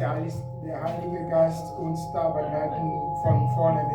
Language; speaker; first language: German; non-native, learner; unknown